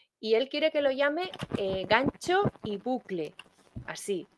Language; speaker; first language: Spanish; native; Spanish